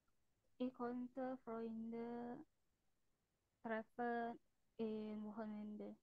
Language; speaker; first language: German; non-native, learner; Indonesian